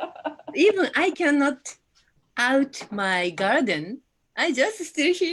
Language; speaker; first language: English; non-native, learner; Japanese